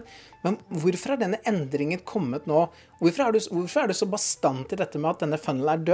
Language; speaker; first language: Norwegian; native; Norwegian